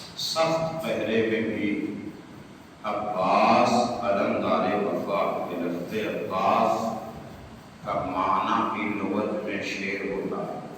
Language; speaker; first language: Urdu; native; Urdu